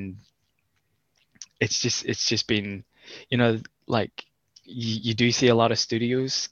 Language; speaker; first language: English; native; English